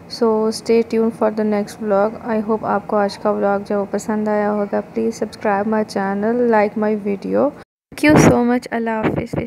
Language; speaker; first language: Urdu; native; Urdu